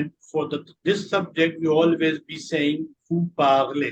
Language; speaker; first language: English; non-native, local second language; Urdu